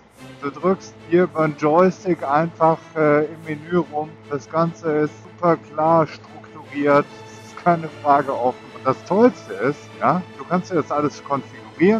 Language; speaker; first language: German; native; German